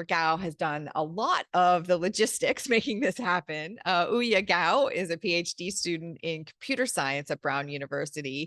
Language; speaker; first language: English; native; English